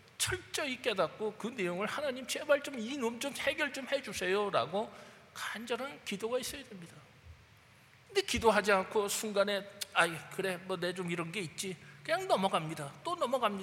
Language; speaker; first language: Korean; native; Korean